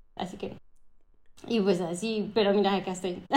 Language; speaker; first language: Spanish; native; Spanish